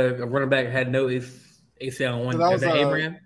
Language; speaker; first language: English; native; English